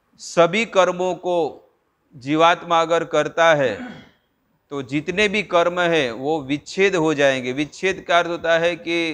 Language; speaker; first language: Hindi; non-native, local second language; Gujarati